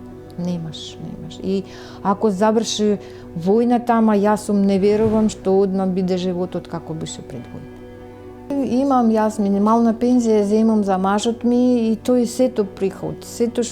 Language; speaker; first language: Macedonian; non-native, learner; Russian